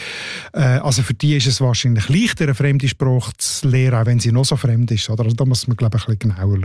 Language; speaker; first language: German; native; German